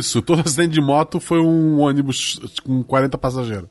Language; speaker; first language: Portuguese; native; Portuguese